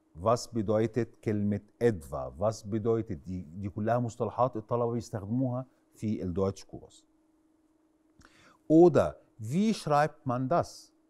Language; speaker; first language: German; non-native, fluent; Arabic